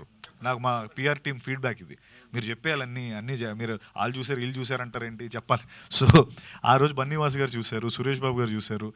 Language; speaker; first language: Telugu; native; Telugu